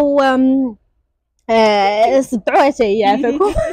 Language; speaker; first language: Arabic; native; Arabic